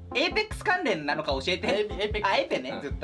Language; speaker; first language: Japanese; native; Japanese